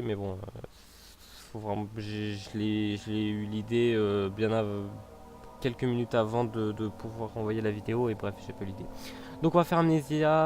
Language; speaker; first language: French; native; French